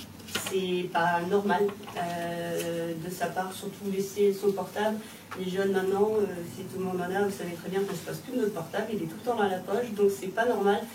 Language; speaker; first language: French; native; French